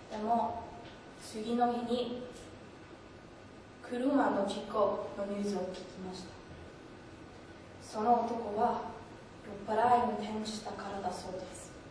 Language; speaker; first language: Japanese; non-native, learner; English